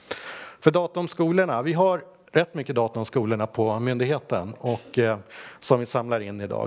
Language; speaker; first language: Swedish; native; Swedish